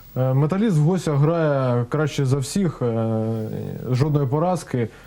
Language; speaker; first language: Ukrainian; non-native, local second language; Russian